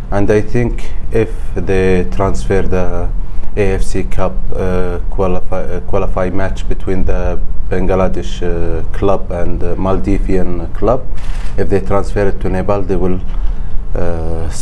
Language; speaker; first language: English; non-native, learner; Arabic